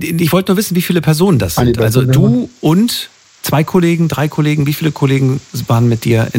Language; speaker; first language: German; native; German